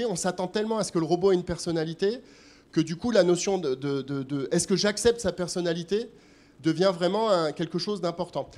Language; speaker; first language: French; native; French